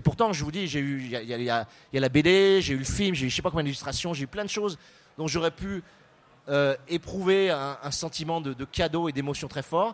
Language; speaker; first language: French; native; French